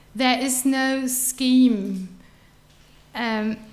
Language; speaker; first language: English; non-native, fluent; German